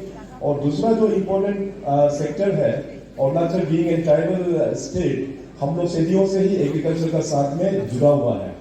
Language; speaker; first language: Hindi; non-native, local second language; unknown